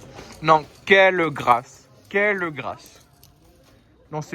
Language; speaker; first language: French; native; French